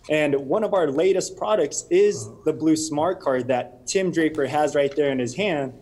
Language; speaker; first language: English; native; English